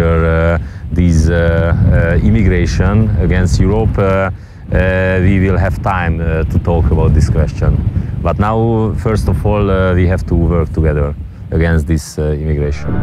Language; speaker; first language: English; non-native, fluent; Hungarian